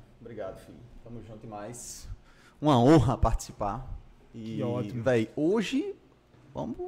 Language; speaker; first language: Portuguese; native; Portuguese